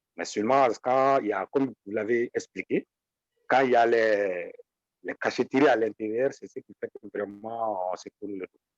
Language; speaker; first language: French; non-native, local second language; Bambara